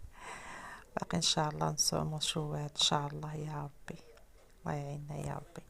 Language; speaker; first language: Arabic; native; Arabic